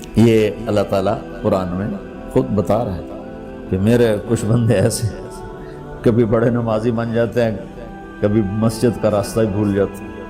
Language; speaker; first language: Urdu; non-native, local second language; Punjabi